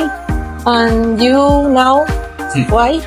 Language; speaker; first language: English; non-native, learner; Spanish